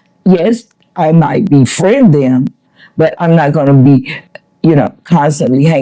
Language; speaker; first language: English; native; English